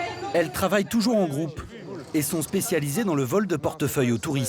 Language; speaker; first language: French; native; French